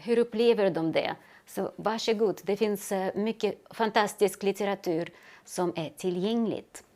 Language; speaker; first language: Swedish; non-native, fluent; Russian